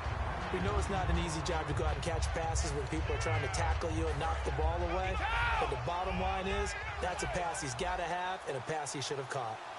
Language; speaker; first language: English; native; English